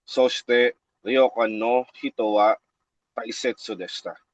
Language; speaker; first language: Japanese; non-native, learner; Filipino